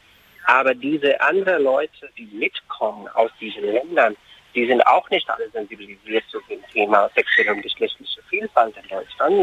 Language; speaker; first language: German; non-native, fluent; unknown